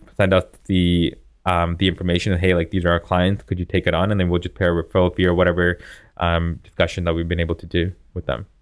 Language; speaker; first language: English; native; English